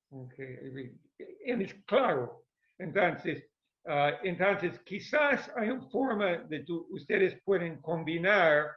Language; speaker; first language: Spanish; non-native, fluent; English